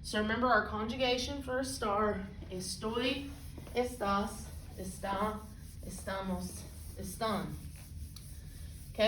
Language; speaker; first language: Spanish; non-native, fluent; English